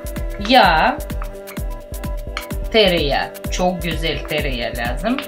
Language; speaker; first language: Turkish; non-native, learner; Russian